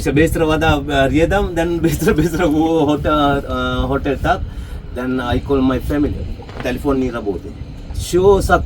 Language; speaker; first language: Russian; non-native, learner; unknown